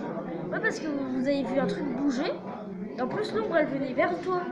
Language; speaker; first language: French; native; French